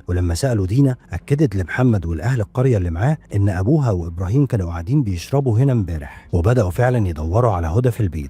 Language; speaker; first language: Arabic; native; Arabic